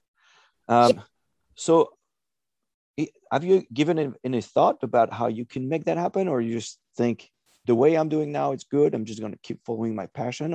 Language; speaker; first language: English; non-native, fluent; French